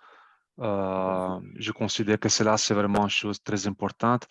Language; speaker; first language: French; non-native, fluent; Italian